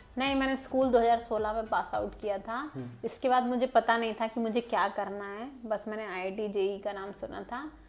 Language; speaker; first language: Hindi; native; Hindi